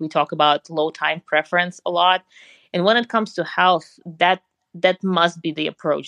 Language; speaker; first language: English; non-native, fluent; Russian